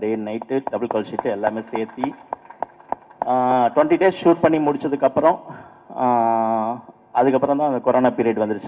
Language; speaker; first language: Tamil; native; Tamil